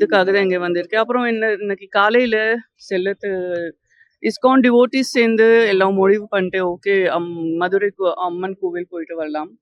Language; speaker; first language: Tamil; non-native, fluent; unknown